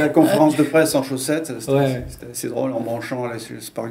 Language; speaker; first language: French; native; French